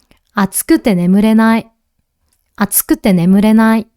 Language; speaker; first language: Japanese; non-native, fluent; Korean